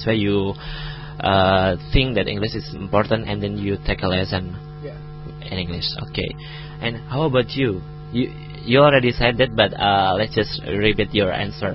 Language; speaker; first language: English; non-native, learner; Indonesian